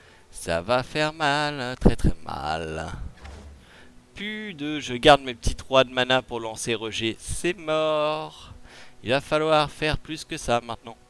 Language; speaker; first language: French; native; French